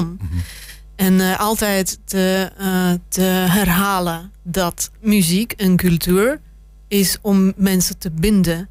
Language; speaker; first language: Dutch; non-native, fluent; Russian